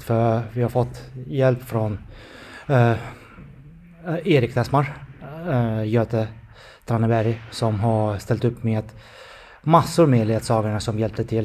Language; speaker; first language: Swedish; non-native, fluent; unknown